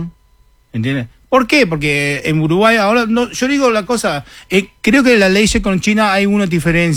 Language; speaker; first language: Spanish; non-native, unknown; Chinese